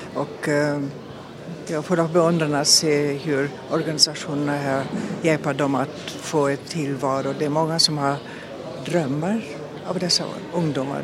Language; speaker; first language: Swedish; non-native, fluent; German